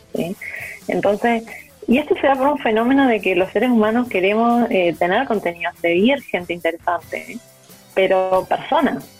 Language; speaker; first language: Spanish; native; Spanish